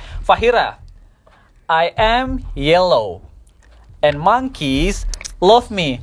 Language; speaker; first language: English; non-native, learner; Indonesian